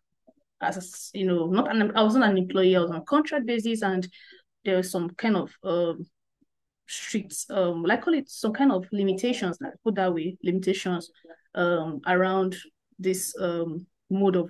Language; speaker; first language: English; non-native, local second language; Igbo